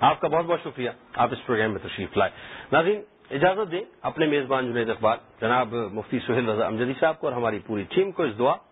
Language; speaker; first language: Urdu; native; Urdu